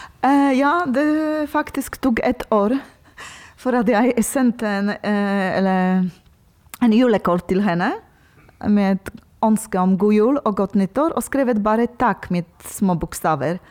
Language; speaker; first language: Norwegian; non-native, learner; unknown